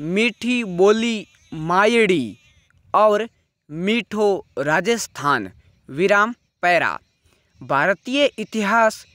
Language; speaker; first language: Hindi; native; Hindi